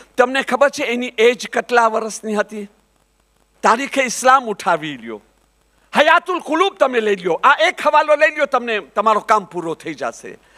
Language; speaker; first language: Gujarati; early bilingual, heritage; Gujarati